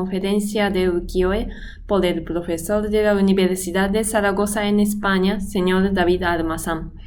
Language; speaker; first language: Spanish; non-native, fluent; Japanese